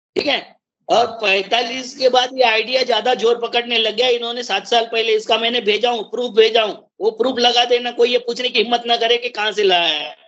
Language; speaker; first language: Hindi; non-native, local second language; Marathi